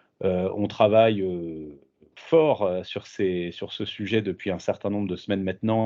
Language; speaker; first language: French; native; French